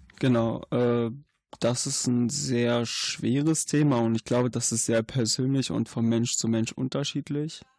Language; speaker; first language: German; non-native, fluent; Arabic